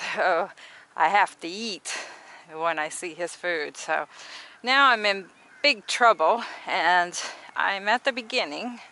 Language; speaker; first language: English; native; English